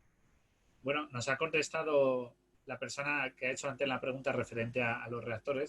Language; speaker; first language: Spanish; native; Spanish